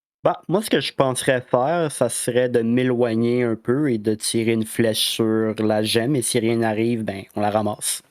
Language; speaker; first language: French; native; French